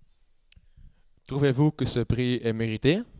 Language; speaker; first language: French; non-native, local second language; Dutch